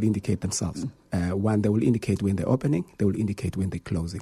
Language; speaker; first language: English; non-native, local second language; Xhosa